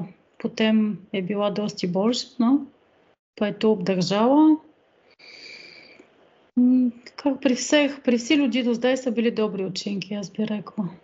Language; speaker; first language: Slovenian; non-native, fluent; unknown